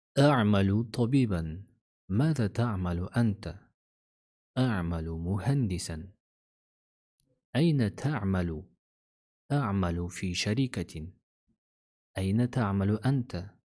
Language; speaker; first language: Arabic; non-native, fluent; Kazakh